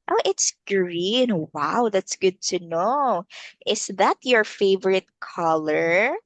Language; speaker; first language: English; non-native, local second language; Filipino